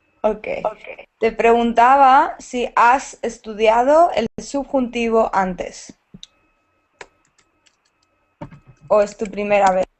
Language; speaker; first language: Spanish; native; Spanish